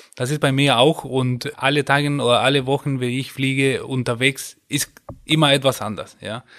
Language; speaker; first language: German; non-native, fluent; Spanish